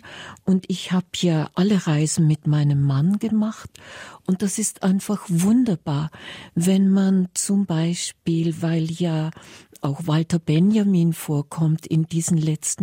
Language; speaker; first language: German; native; German